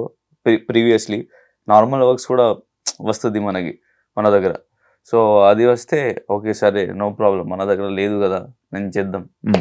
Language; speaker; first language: Telugu; non-native, learner; Hindi